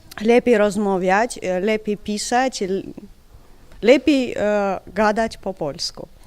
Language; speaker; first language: Polish; non-native, learner; Ukrainian